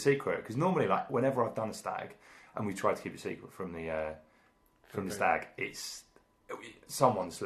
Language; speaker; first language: English; native; English